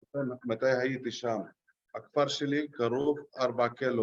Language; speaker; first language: Hebrew; non-native, local second language; Arabic